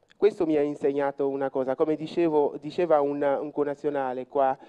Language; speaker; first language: Italian; non-native, fluent; French